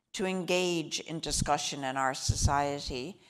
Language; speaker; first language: English; native; English